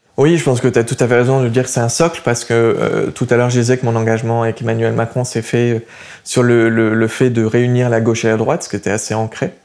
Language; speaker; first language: French; early bilingual, other home language; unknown